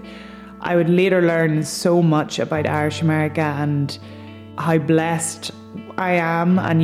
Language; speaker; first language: English; native; English